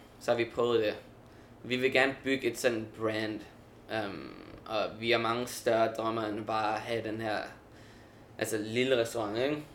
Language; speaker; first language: Danish; early bilingual, heritage; Danish